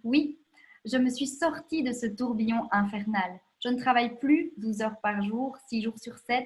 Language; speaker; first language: French; native; French